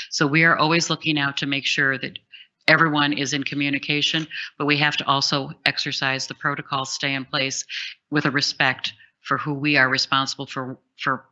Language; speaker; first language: English; native; English